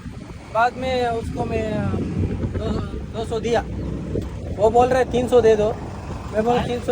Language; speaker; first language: Hindi; non-native, local second language; Kannada